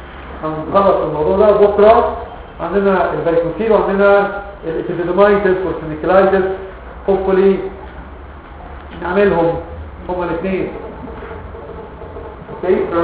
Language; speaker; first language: Arabic; native; Arabic